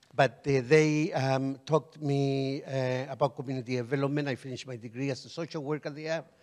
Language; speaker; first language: English; non-native, fluent; Spanish